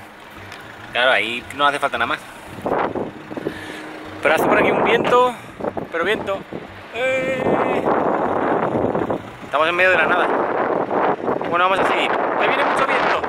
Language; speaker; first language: Spanish; native; Spanish